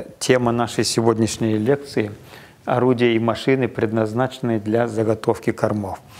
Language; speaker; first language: Russian; non-native, local second language; Kazakh